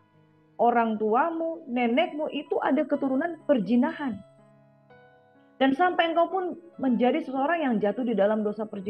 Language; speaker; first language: Indonesian; native; Indonesian